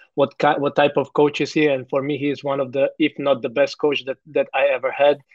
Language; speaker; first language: English; non-native, fluent; Croatian